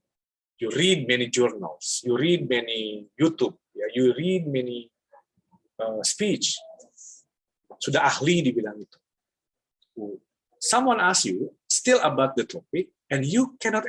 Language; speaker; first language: English; non-native, fluent; Indonesian